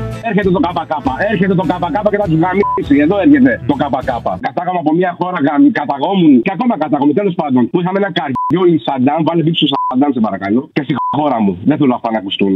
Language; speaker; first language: Greek; non-native, fluent; Arabic